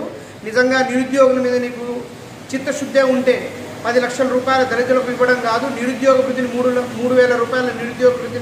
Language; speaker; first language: Telugu; native; Telugu